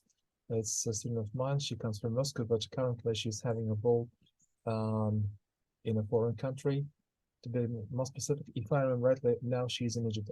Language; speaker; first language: English; non-native, fluent; Russian